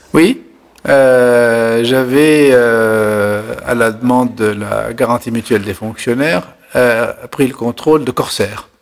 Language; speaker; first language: French; non-native, local second language; Arabic